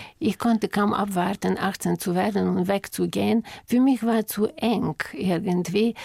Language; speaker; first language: German; non-native, fluent; Bulgarian